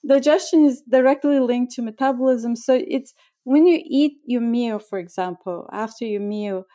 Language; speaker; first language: English; non-native, fluent; Bulgarian